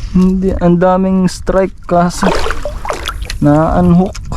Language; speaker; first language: Filipino; native; Filipino